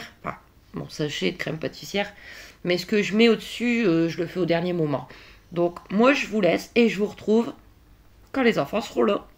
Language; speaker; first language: French; native; French